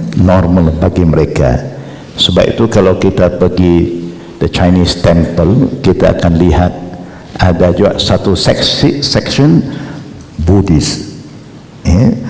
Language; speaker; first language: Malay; non-native, local second language; Chinese